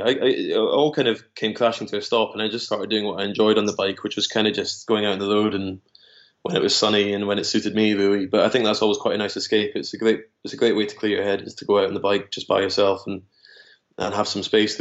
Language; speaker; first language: English; native; English